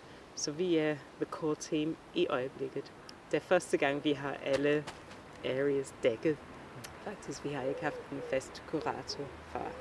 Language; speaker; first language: Danish; non-native, fluent; English